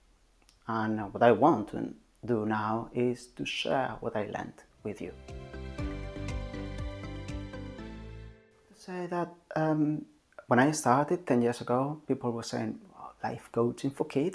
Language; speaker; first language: English; non-native, fluent; Spanish